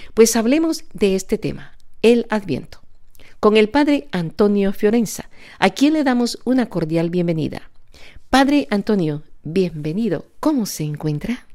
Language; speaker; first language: Spanish; native; Spanish